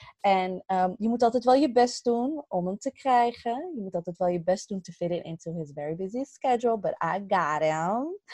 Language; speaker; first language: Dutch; early bilingual, other home language; Arabic